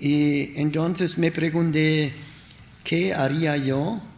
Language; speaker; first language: Spanish; non-native, learner; German